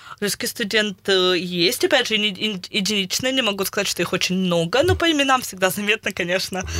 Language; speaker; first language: Russian; early bilingual, heritage; Russian